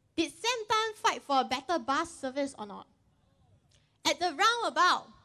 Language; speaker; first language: English; non-native, local second language; Chinese